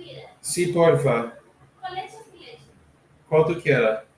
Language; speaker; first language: Spanish; non-native, learner; English